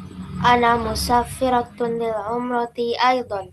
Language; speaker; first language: Arabic; non-native, learner; Indonesian